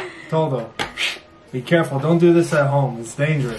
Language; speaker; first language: English; native; English